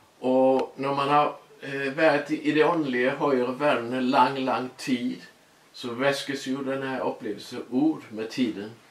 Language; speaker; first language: Swedish; native; Swedish